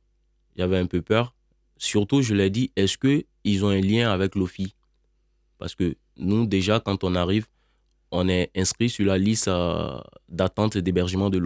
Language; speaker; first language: French; non-native, local second language; Bambara